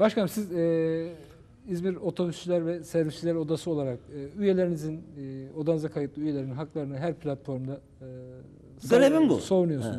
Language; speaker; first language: Turkish; native; Turkish